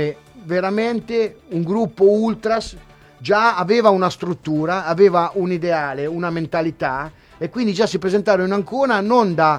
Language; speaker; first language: Italian; native; Italian